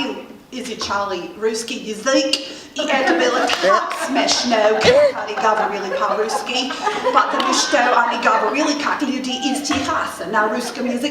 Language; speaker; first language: Russian; non-native, fluent; English